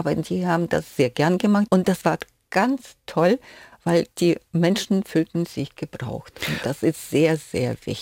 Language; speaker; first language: German; non-native, fluent; Ukrainian